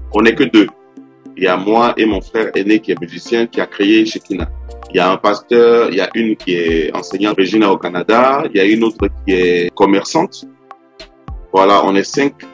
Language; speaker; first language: French; non-native, local second language; Yoruba